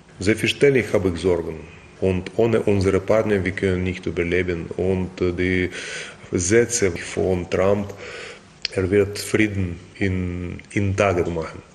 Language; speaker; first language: German; non-native, fluent; Russian